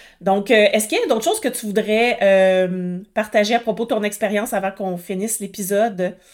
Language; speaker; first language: French; native; French